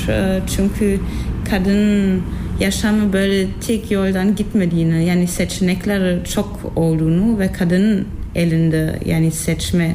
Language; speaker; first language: Turkish; non-native, fluent; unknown